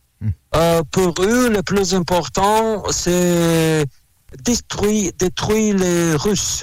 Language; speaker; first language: French; non-native, learner; Russian